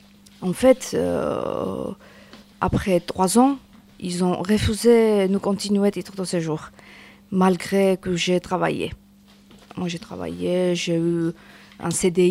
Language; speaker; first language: French; non-native, learner; Georgian